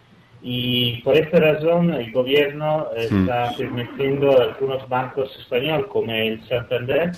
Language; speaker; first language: Spanish; non-native, fluent; Italian